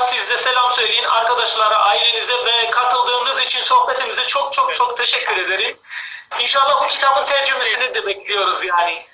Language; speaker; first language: Turkish; non-native, fluent; Persian